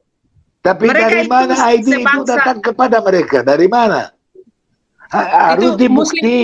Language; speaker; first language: Indonesian; non-native, fluent; Hebrew